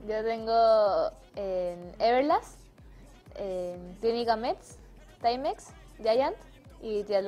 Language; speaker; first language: Spanish; native; Spanish